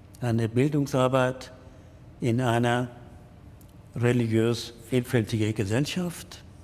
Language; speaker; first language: German; non-native, fluent; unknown